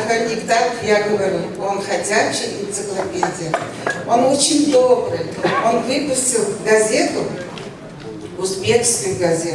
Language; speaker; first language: Russian; non-native, local second language; Uzbek